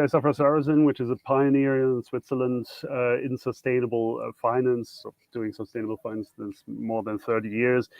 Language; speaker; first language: English; non-native, fluent; German